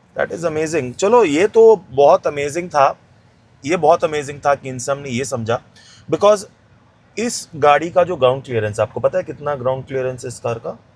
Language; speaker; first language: Hindi; native; Hindi